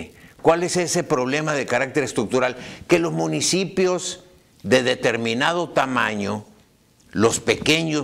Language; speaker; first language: Spanish; native; Spanish